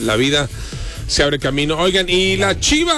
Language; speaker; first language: Spanish; native; Spanish